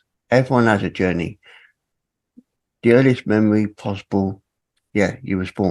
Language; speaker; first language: English; native; English